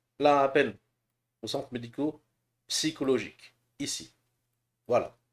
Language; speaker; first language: French; native; French